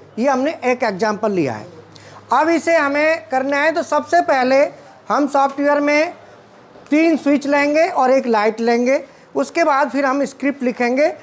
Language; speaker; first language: Hindi; native; Hindi